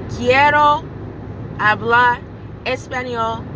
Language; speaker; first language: Spanish; non-native, learner; English